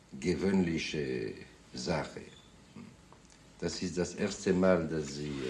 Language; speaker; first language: German; non-native, fluent; French